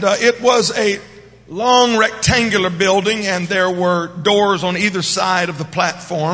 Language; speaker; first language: English; native; English